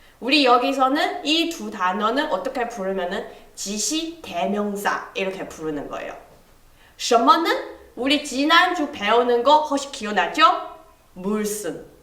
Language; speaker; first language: Korean; non-native, fluent; Chinese